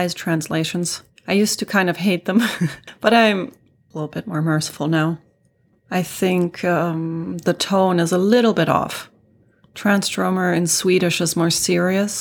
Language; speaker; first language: English; non-native, fluent; Swedish